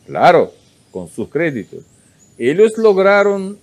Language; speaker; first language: Spanish; non-native, fluent; Russian